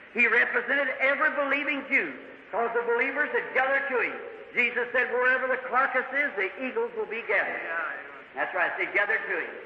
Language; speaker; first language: English; native; English